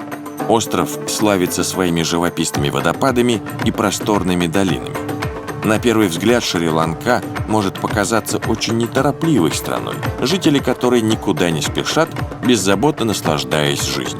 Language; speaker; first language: Russian; native; Russian